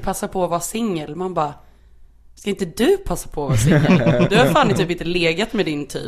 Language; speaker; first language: Swedish; native; Swedish